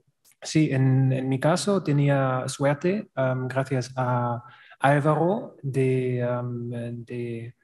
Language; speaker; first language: Spanish; non-native, learner; German